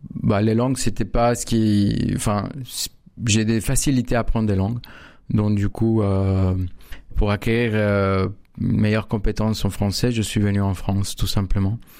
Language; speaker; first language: French; non-native, fluent; Spanish